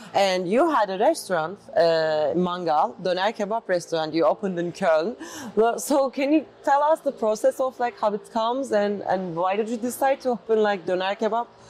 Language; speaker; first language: English; non-native, fluent; Turkish